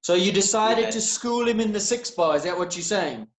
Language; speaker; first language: English; native; English